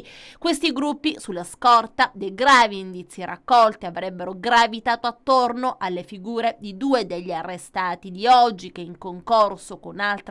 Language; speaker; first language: Italian; native; Italian